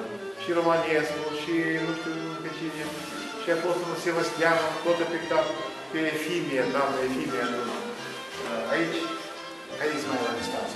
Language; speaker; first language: Romanian; non-native, local second language; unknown